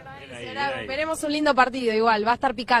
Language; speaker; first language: Spanish; native; Spanish